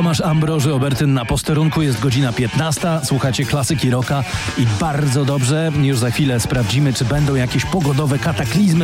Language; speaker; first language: Polish; native; Polish